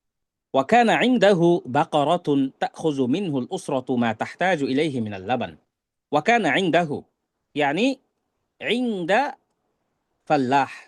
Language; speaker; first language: Arabic; non-native, fluent; Bangla